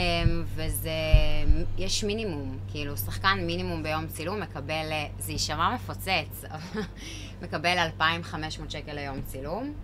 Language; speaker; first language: Hebrew; native; Hebrew